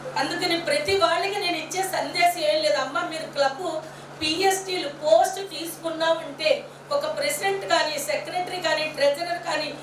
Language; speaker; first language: Telugu; native; Telugu